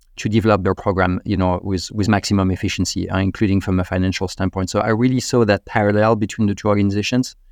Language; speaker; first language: English; non-native, fluent; French